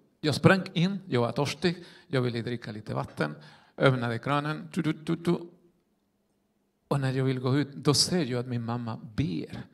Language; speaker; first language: Swedish; non-native, fluent; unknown